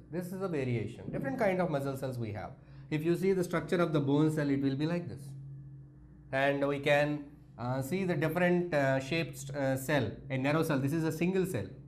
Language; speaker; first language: English; non-native, local second language; Telugu